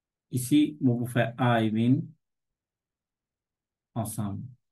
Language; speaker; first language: French; non-native, local second language; Morisyen